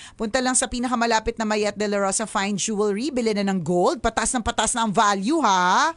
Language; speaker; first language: Filipino; native; Filipino